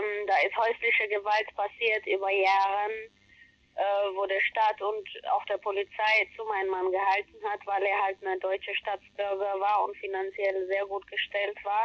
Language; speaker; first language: German; non-native, fluent; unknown